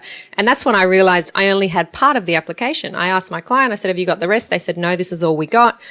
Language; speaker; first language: English; native; English